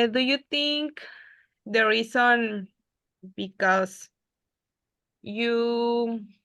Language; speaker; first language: English; non-native, learner; Spanish